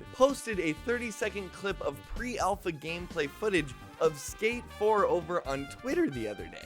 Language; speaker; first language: English; native; English